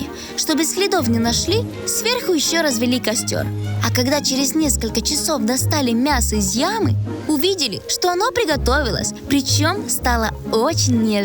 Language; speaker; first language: Russian; native; Russian